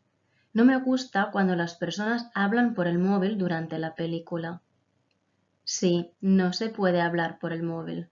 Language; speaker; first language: Spanish; non-native, fluent; Croatian